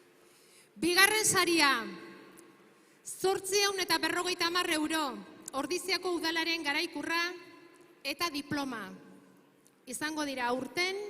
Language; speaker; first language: Basque; native; Basque